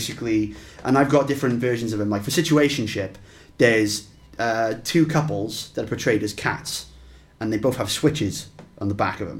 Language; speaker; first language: English; native; English